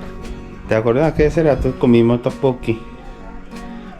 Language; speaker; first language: Spanish; non-native, fluent; Korean